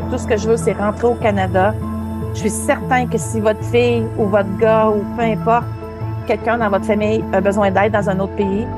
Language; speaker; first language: French; native; French